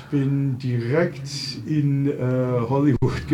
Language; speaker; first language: German; non-native, fluent; English